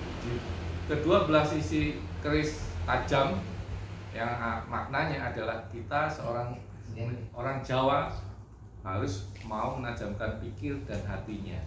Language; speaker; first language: Indonesian; native; Indonesian